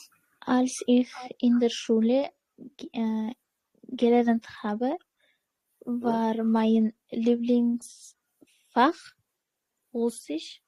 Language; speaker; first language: German; non-native, learner; Uzbek